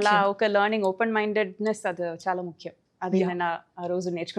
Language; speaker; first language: Telugu; non-native, fluent; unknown